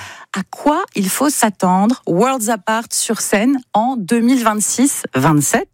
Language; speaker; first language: French; native; French